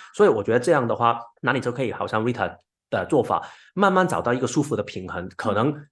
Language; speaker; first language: Chinese; non-native, local second language; Cantonese